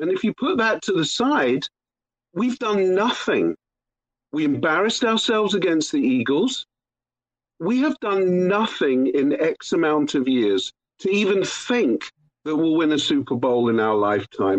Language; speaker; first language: English; native; English